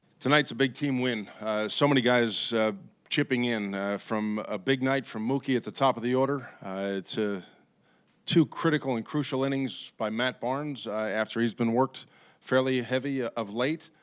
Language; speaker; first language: English; native; English